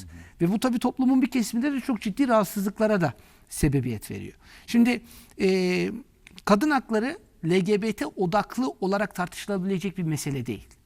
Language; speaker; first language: Turkish; native; Turkish